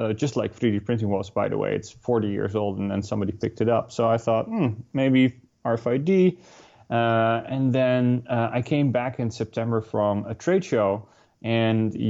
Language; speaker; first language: English; non-native, fluent; Dutch